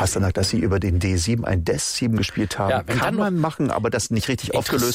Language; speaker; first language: German; native; German